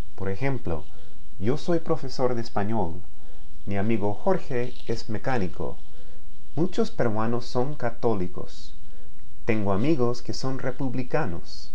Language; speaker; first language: Spanish; non-native, fluent; English